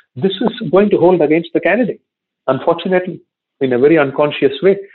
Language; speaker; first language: English; non-native, local second language; Tamil